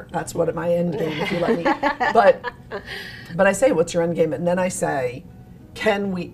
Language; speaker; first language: English; native; English